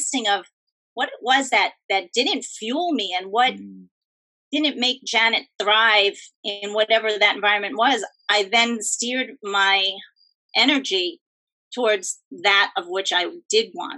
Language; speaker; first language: English; native; English